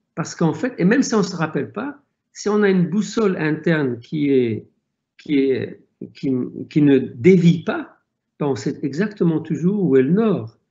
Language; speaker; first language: French; non-native, local second language; Arabic